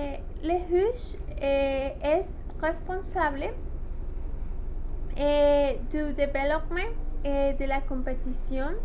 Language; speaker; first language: French; non-native, learner; Spanish